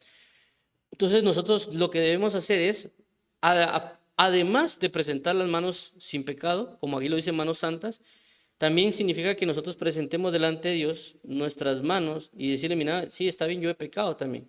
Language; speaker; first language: Spanish; native; Spanish